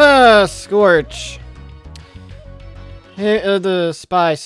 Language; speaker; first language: English; native; English